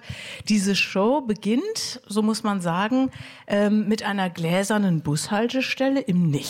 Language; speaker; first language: German; native; German